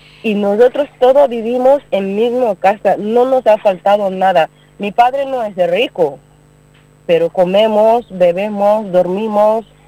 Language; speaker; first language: Spanish; non-native, learner; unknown